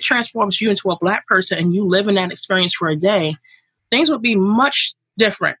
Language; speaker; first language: English; native; English